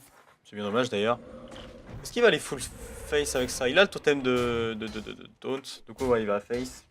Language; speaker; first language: French; native; French